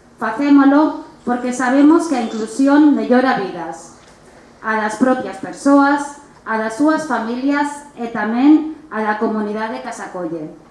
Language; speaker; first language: Galician; non-native, fluent; Spanish